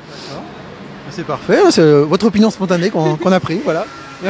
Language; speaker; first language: French; native; French